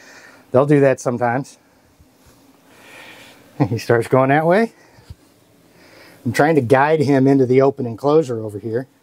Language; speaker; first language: English; native; English